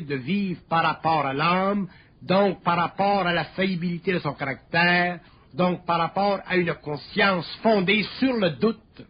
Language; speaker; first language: French; native; French